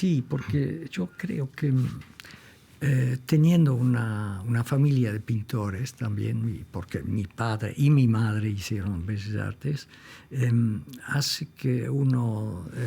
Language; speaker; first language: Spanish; non-native, fluent; Dutch